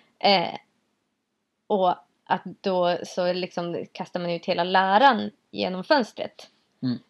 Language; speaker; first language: Swedish; native; Swedish